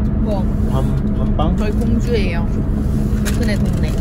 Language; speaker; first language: Korean; non-native, learner; English